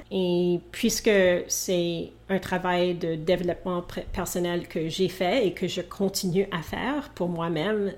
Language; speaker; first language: French; non-native, local second language; English